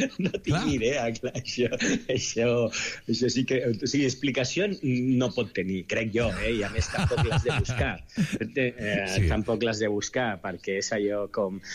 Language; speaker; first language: Catalan; non-native, local second language; Spanish